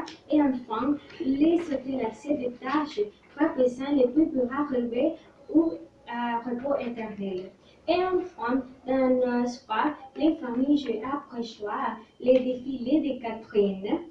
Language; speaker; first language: French; non-native, learner; Spanish